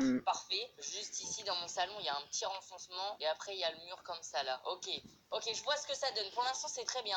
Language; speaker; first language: French; native; French